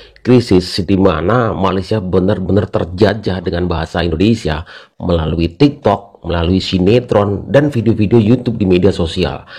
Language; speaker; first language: Indonesian; native; Indonesian